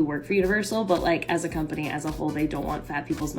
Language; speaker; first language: English; native; English